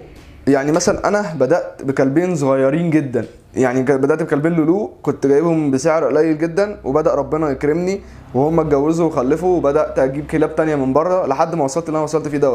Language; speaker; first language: Arabic; native; Arabic